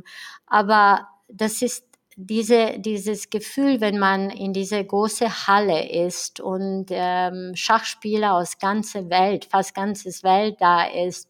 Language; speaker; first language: German; non-native, fluent; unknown